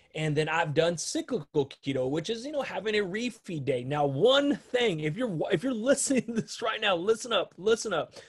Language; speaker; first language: English; native; English